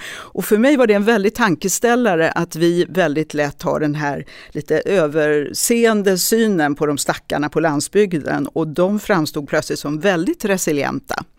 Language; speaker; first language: Swedish; native; Swedish